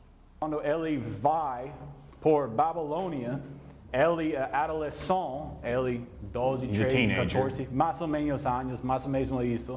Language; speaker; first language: Portuguese; non-native, learner; English